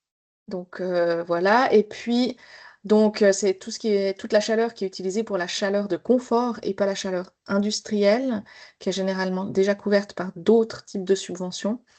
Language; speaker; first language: French; native; French